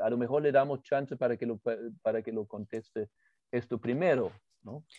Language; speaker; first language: Spanish; early bilingual, other home language; German